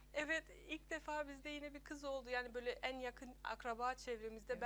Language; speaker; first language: Turkish; early bilingual, heritage; Turkish